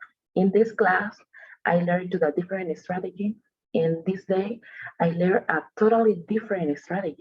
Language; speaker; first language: English; non-native, learner; Spanish